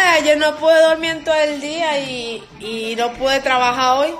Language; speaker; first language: Spanish; native; Spanish